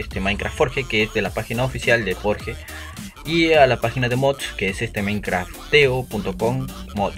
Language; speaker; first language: Spanish; native; Spanish